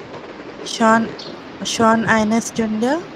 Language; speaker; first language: German; non-native, learner; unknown